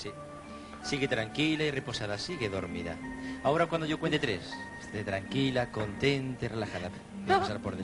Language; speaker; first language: Spanish; native; Spanish